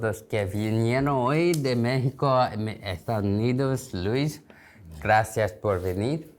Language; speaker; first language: Spanish; non-native, learner; Korean